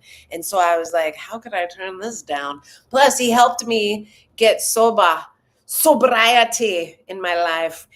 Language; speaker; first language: English; native; English